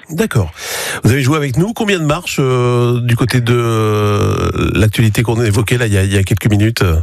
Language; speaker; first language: French; native; French